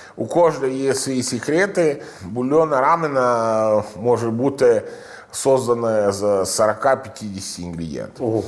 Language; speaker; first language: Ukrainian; non-native, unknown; Italian